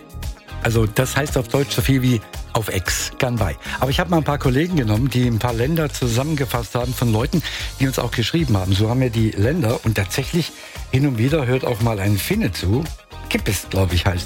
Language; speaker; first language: German; native; German